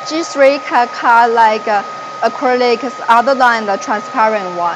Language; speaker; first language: English; non-native, fluent; Chinese